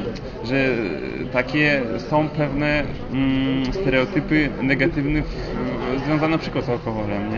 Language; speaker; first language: Polish; non-native, fluent; Russian